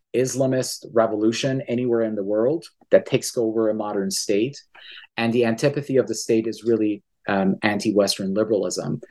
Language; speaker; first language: English; early bilingual, other home language; Persian